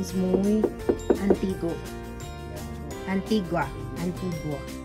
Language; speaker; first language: Spanish; non-native, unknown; Filipino